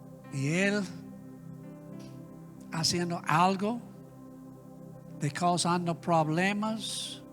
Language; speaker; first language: Spanish; non-native, learner; English